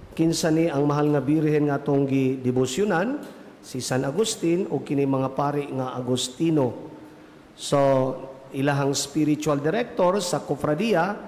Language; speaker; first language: Cebuano; native; Cebuano